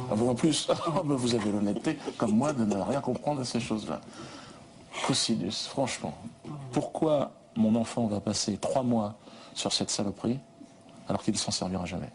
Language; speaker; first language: French; native; French